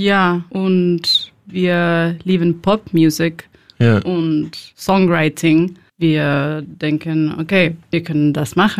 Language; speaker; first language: German; non-native, learner; Spanish